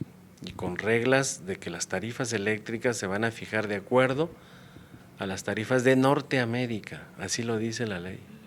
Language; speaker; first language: Spanish; native; Spanish